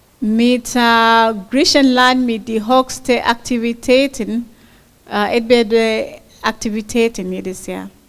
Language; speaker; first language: German; non-native, fluent; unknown